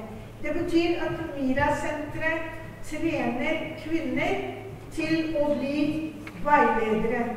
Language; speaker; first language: Norwegian; non-native, fluent; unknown